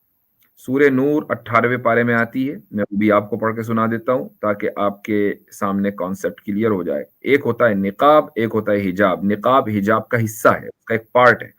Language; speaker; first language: Hindi; native; Hindi